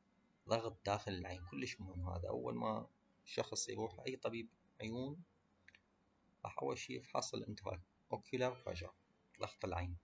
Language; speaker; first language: Arabic; native; Arabic